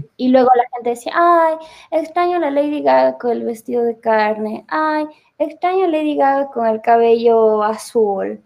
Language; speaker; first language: Spanish; native; Spanish